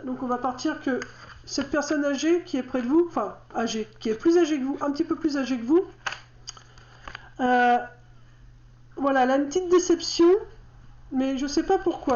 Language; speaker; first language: French; native; French